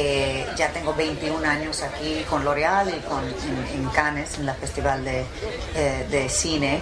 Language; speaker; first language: Spanish; early bilingual, heritage; Spanish